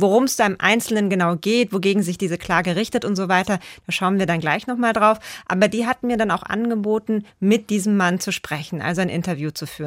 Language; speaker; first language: German; native; German